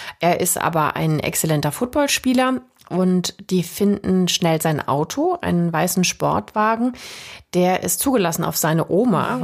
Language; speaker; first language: German; native; German